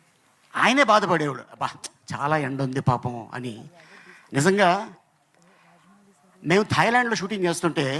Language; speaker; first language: Telugu; native; Telugu